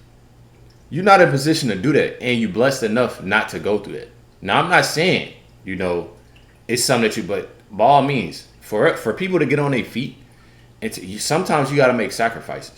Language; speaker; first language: English; native; English